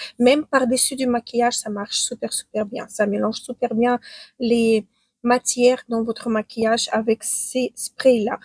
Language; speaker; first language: French; non-native, fluent; Ukrainian